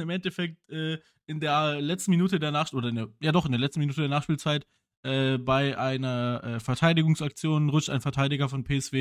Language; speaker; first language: German; native; German